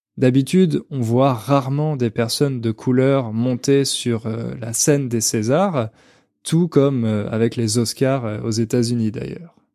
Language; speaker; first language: French; native; French